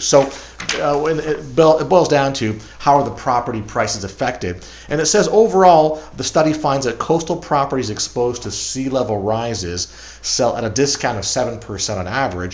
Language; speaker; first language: English; native; English